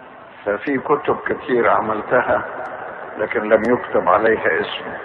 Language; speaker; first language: Arabic; native; Arabic